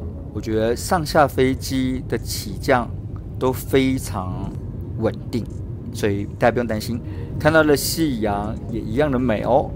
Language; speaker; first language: Chinese; native; Chinese